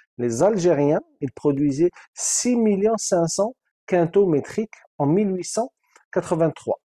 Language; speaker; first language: French; non-native, local second language; Arabic